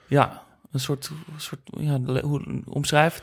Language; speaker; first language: Dutch; native; Dutch